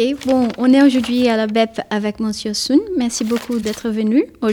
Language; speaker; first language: French; native; French